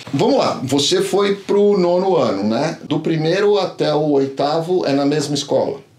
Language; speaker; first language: Portuguese; native; Portuguese